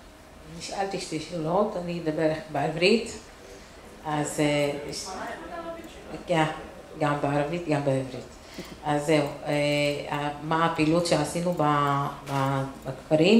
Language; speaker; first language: Hebrew; non-native, local second language; Arabic